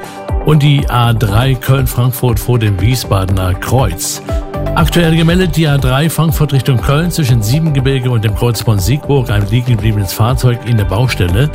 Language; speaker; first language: German; native; German